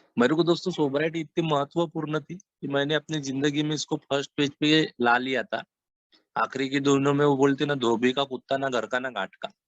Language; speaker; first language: Hindi; non-native, local second language; Marathi